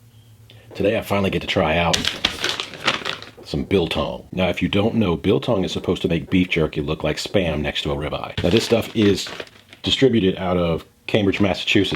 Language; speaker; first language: English; native; English